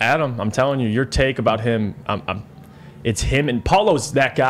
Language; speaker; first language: English; native; English